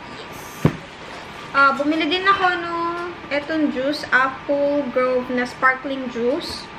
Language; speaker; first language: Filipino; native; Filipino